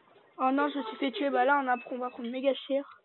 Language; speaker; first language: French; native; French